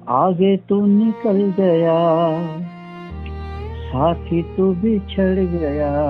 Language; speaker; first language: Hindi; native; Hindi